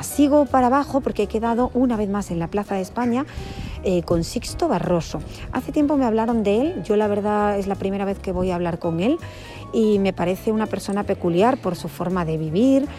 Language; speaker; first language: Spanish; native; Spanish